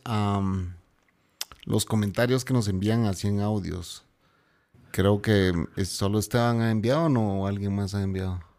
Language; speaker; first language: Spanish; native; Spanish